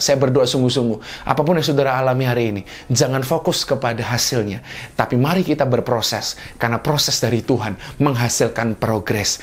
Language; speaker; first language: Indonesian; native; Indonesian